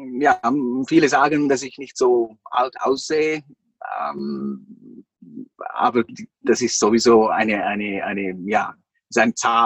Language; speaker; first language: German; non-native, fluent; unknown